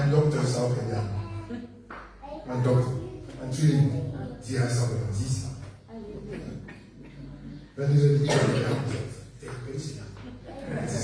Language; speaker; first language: German; non-native, learner; French